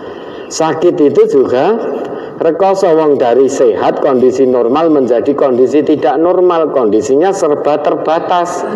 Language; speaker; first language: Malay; non-native, local second language; Javanese